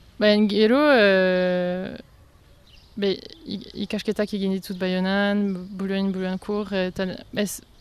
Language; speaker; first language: Basque; non-native, local second language; French